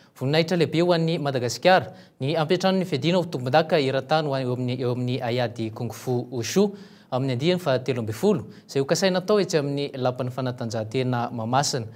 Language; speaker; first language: Malagasy; native; Malagasy